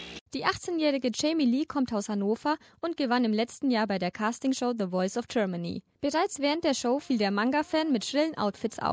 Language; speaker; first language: German; native; German